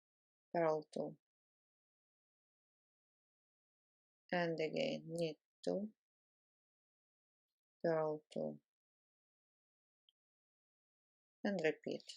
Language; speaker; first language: English; non-native, fluent; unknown